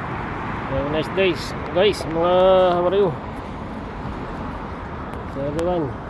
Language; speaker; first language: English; non-native, learner; Filipino